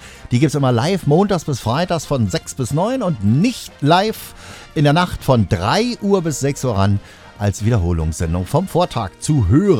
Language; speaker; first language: German; native; German